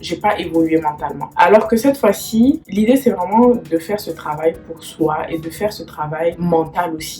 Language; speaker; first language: French; native; French